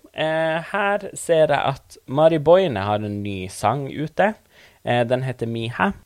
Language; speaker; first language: Norwegian; non-native, local second language; Northern Sami